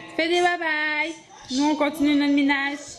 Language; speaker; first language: French; native; French